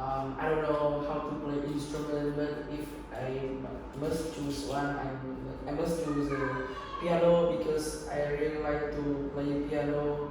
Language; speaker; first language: English; non-native, learner; Vietnamese